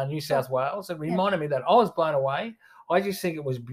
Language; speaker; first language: English; native; English